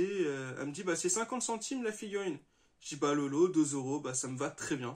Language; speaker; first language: French; native; French